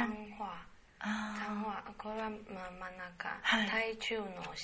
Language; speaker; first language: Japanese; non-native, learner; Chinese